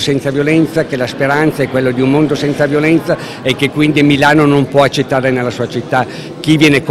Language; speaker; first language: Italian; native; Italian